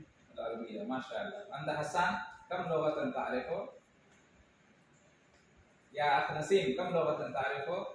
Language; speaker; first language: Arabic; non-native, fluent; Urdu